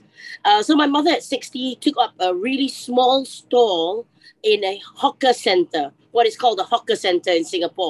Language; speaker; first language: English; native; English